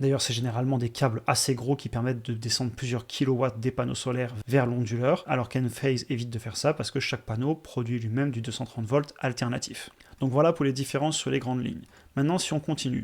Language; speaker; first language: French; native; French